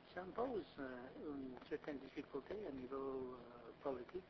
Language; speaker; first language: French; non-native, fluent; English